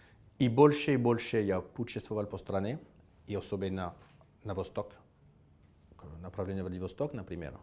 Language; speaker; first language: Russian; non-native, fluent; French